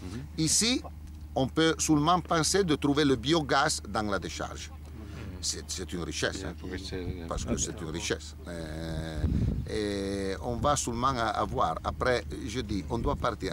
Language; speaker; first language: French; non-native, learner; Italian